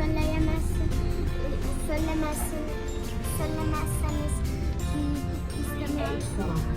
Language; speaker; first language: Turkish; early bilingual, heritage; Turkish